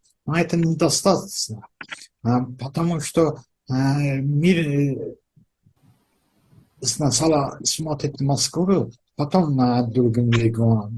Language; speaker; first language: Russian; non-native, fluent; Azerbaijani